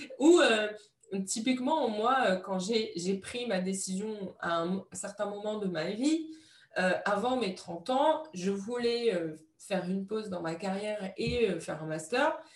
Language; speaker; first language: French; native; French